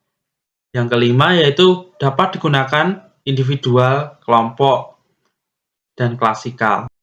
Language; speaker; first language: Indonesian; native; Indonesian